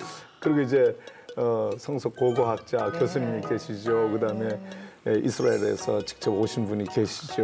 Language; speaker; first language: Korean; native; Korean